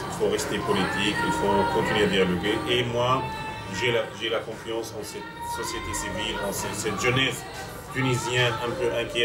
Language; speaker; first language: French; non-native, fluent; Arabic